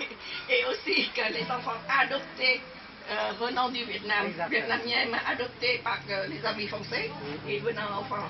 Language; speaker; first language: French; non-native, fluent; Vietnamese